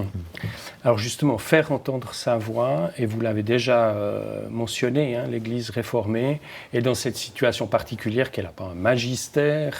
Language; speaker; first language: French; native; French